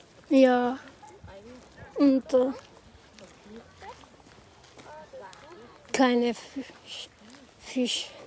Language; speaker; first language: German; non-native, learner; Cebuano